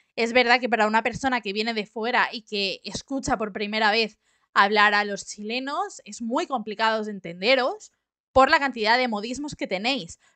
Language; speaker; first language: Spanish; native; Spanish